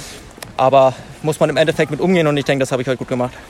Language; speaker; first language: German; native; German